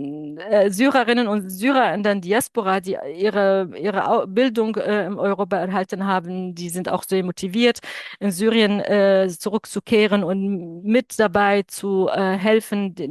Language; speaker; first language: German; non-native, fluent; Arabic